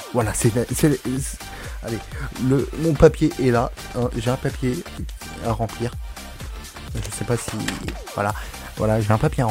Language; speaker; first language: French; native; French